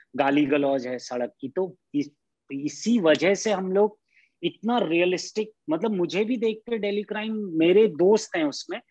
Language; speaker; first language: Hindi; native; Hindi